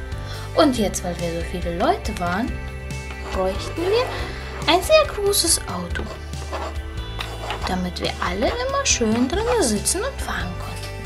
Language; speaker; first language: German; early bilingual, other home language; Russian